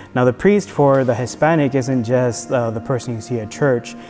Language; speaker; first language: English; native; English